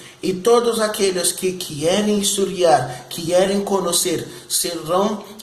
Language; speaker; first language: Spanish; non-native, fluent; Portuguese